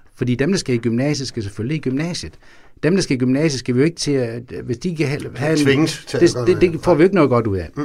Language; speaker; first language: Danish; native; Danish